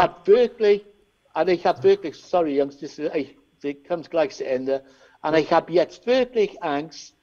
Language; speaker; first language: German; non-native, learner; English